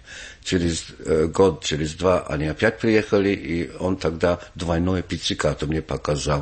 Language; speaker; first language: Russian; non-native, fluent; English